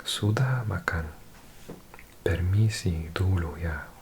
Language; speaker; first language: Indonesian; non-native, learner; Welsh